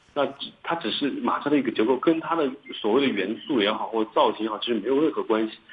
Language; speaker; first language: Chinese; native; Chinese